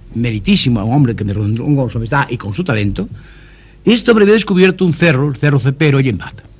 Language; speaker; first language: Spanish; non-native, local second language; Galician